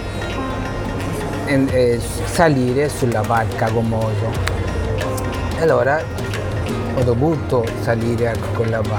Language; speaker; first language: Italian; non-native, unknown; Bangla